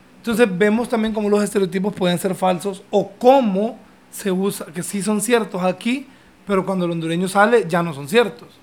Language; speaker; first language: Spanish; native; Spanish